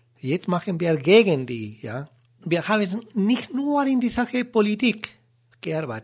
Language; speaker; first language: German; non-native, learner; Spanish